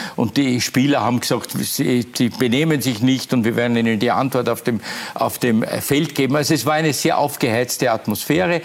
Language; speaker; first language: German; native; German